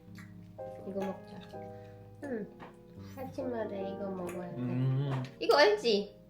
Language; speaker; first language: Korean; non-native, learner; Filipino